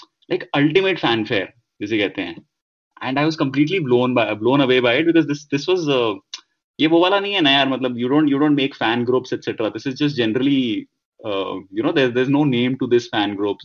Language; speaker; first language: English; non-native, local second language; Hindi